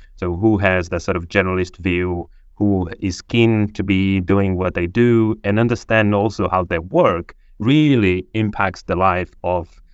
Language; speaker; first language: English; non-native, fluent; Portuguese